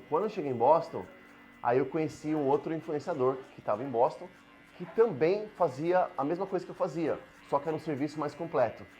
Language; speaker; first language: Portuguese; native; Portuguese